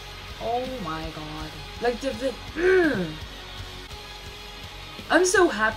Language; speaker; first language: English; non-native, fluent; Swedish